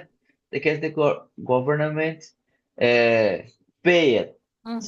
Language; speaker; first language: English; non-native, learner; Portuguese